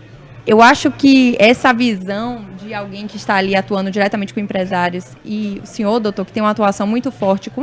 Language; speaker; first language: Portuguese; native; Portuguese